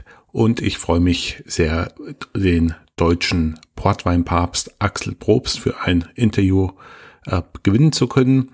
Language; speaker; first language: German; native; German